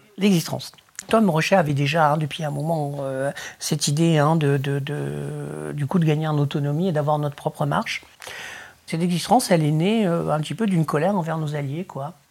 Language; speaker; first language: French; early bilingual, other home language; Spanish